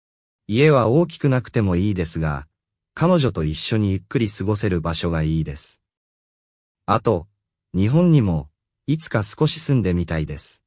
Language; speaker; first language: Japanese; non-native, fluent; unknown